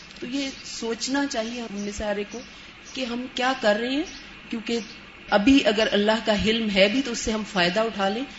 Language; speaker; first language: Urdu; non-native, local second language; Punjabi